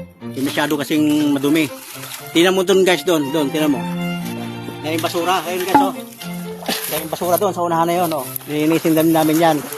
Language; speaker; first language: Filipino; non-native, local second language; Cebuano